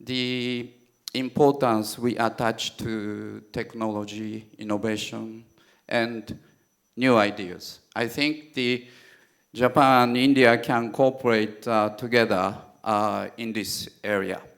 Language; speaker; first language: English; non-native, fluent; Japanese